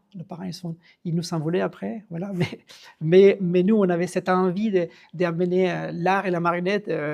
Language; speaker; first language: French; non-native, fluent; Spanish